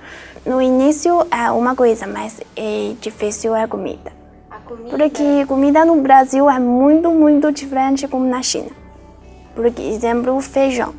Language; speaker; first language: Portuguese; non-native, learner; Chinese